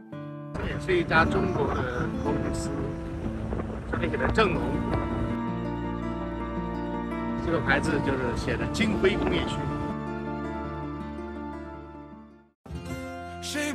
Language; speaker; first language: Chinese; native; Chinese